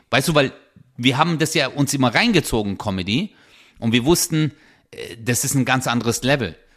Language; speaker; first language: German; early bilingual, other home language; Turkish